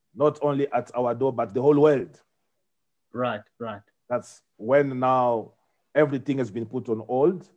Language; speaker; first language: English; non-native, fluent; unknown